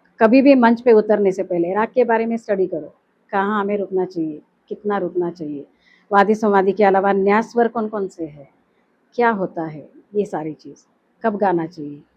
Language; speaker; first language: Hindi; non-native, local second language; Kannada